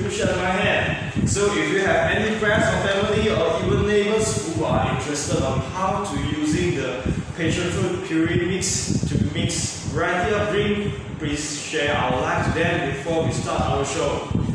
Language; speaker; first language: English; non-native, local second language; Chinese